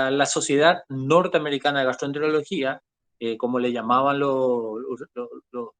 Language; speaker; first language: Spanish; native; Spanish